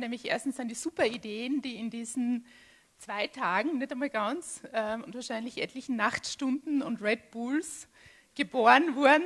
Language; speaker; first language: German; native; German